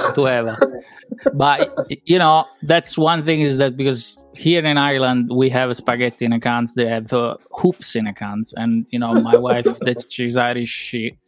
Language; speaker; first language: English; non-native, fluent; Italian